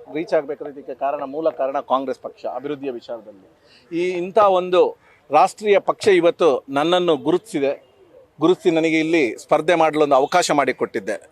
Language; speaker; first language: Kannada; non-native, local second language; Tulu